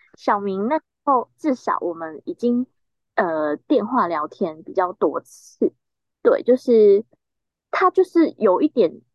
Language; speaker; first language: Chinese; native; Chinese